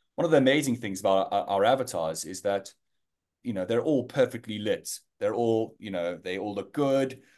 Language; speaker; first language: English; native; English